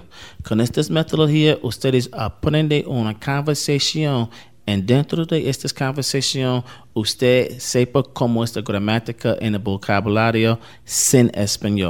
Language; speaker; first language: Spanish; non-native, learner; English